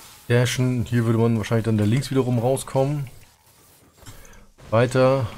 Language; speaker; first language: German; native; German